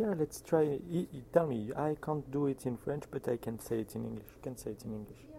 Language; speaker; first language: English; non-native, fluent; French